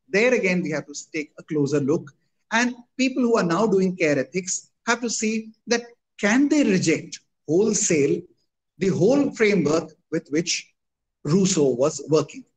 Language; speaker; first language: English; non-native, local second language; Hindi